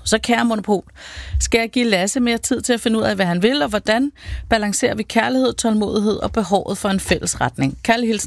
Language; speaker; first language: Danish; native; Danish